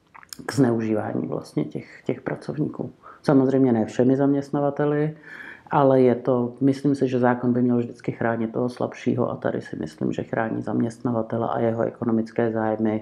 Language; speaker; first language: Czech; native; Czech